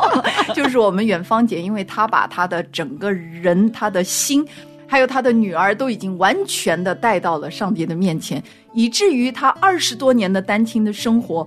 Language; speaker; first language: Chinese; native; Chinese